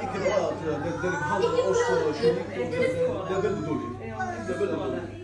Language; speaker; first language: Norwegian; non-native, learner; Somali